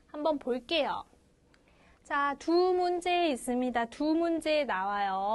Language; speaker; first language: Korean; non-native, fluent; Chinese